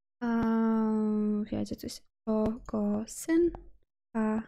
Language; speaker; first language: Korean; non-native, learner; Polish